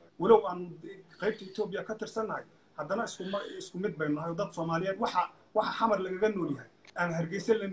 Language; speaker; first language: Somali; native; Somali